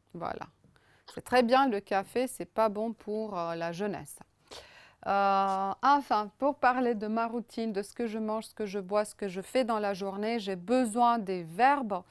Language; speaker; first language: French; non-native, fluent; Romanian